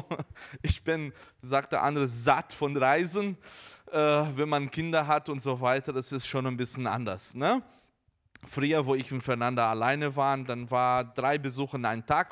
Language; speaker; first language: German; early bilingual, heritage; Portuguese